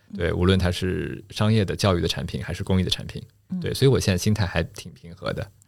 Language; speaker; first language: Chinese; non-native, local second language; Wu Chinese